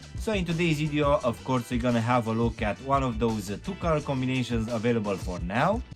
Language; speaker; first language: English; non-native, fluent; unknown